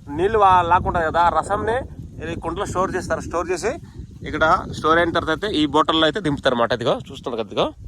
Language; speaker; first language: Telugu; non-native, local second language; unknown